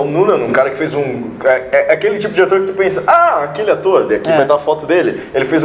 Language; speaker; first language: Portuguese; native; Portuguese